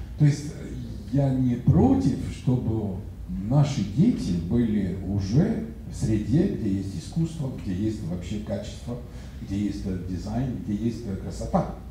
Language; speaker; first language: Russian; non-native, fluent; French